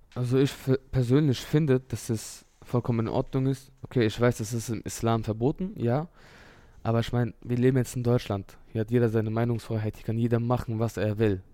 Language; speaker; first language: German; early bilingual, other home language; Urdu